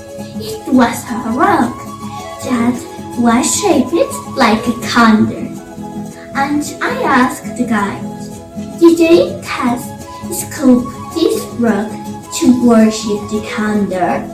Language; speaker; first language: English; non-native, learner; Spanish